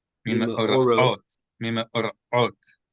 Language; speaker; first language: Hebrew; non-native, fluent; English